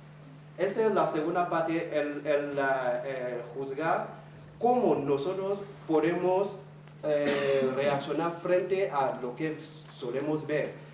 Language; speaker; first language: Spanish; non-native, fluent; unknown